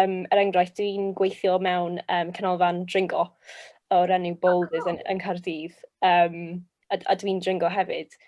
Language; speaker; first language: Welsh; non-native, local second language; English